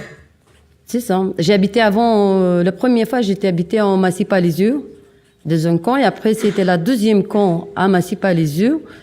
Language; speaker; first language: French; non-native, learner; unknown